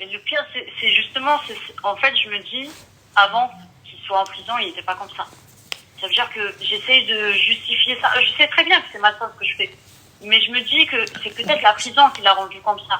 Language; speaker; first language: French; early bilingual, other home language; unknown